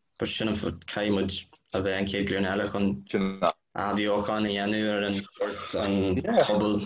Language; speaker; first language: Irish; non-native, local second language; English